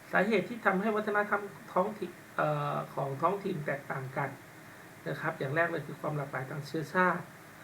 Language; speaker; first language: Thai; native; Thai